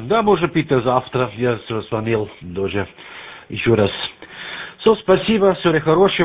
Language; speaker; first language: Russian; non-native, learner; German